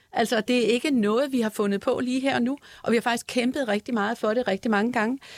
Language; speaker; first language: Danish; native; Danish